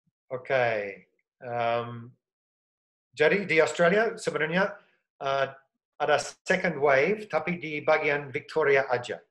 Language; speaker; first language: Indonesian; non-native, fluent; English